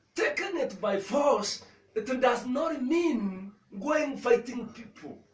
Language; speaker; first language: English; non-native, local second language; Swahili